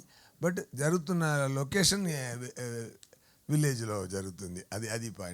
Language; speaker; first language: Telugu; non-native, learner; Tamil